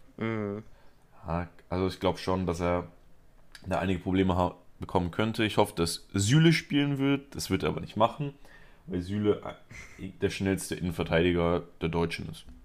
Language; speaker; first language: German; early bilingual, other home language; Spanish